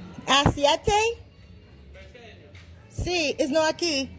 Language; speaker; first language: Spanish; non-native, learner; English